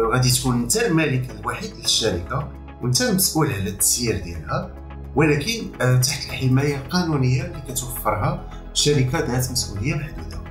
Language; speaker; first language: Arabic; native; Arabic